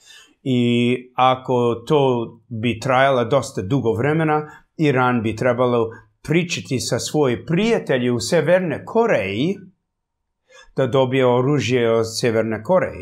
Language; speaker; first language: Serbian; early bilingual, heritage; English